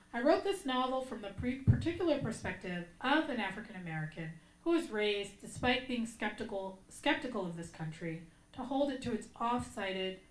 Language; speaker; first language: English; native; English